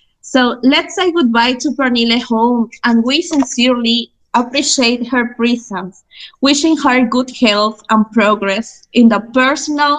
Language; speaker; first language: English; non-native, fluent; Spanish